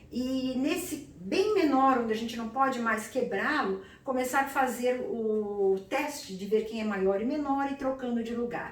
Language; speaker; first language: Portuguese; native; Portuguese